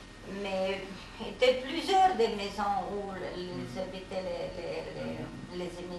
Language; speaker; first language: French; non-native, fluent; Hungarian